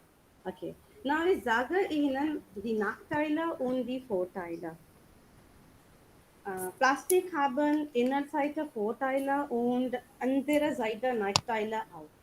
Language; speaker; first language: German; non-native, learner; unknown